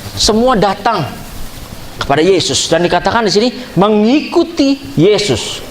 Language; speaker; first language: Indonesian; native; Indonesian